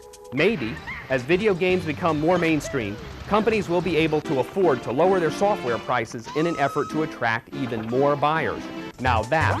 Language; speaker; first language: English; native; English